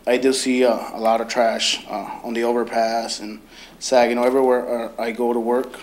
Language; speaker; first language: English; early bilingual, other home language; Spanish